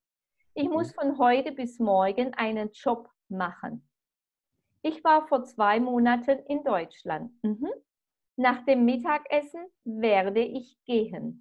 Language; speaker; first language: German; non-native, fluent; Spanish